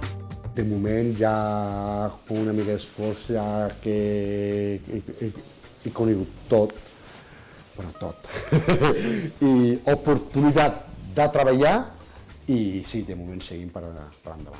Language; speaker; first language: Catalan; non-native, fluent; Bangla